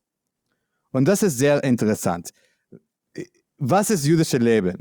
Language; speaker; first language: German; non-native, learner; English